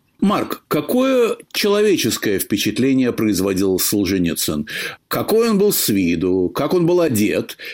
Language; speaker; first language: Russian; native; Russian